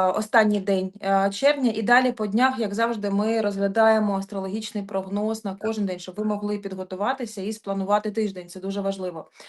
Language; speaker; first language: Ukrainian; native; Ukrainian